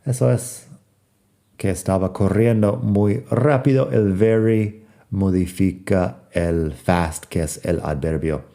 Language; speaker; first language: Spanish; non-native, fluent; English